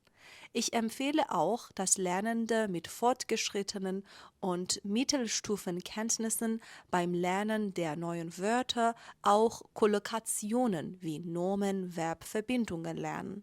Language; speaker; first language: German; non-native, fluent; Persian